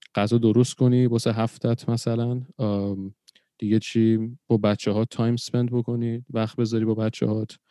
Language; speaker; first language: Persian; early bilingual, other home language; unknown